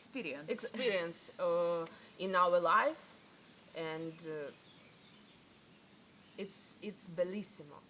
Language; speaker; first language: English; non-native, learner; Ukrainian